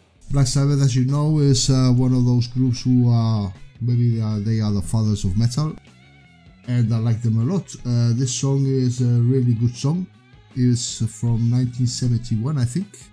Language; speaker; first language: English; non-native, fluent; Spanish